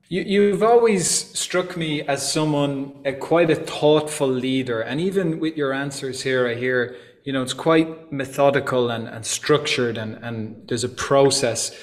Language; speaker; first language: English; native; English